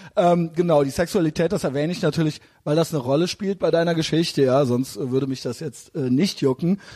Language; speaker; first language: German; native; German